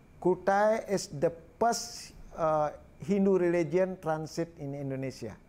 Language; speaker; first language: English; non-native, learner; Balinese